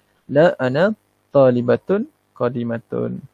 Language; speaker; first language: Arabic; non-native, fluent; Malay